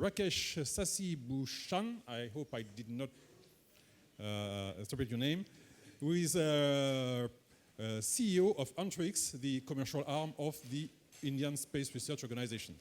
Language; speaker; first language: English; non-native, fluent; French